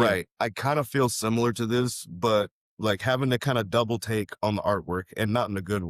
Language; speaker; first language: English; native; English